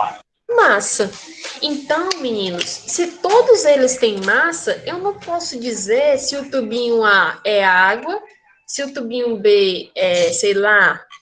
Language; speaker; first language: Portuguese; native; Portuguese